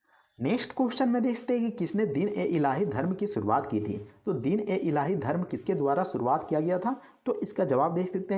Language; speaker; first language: Hindi; native; Hindi